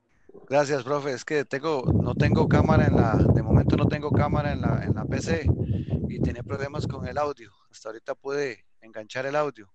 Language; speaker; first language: Spanish; native; Spanish